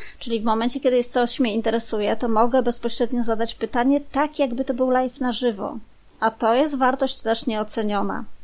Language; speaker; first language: Polish; native; Polish